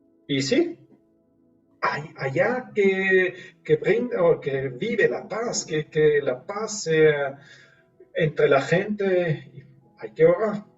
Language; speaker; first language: Spanish; non-native, fluent; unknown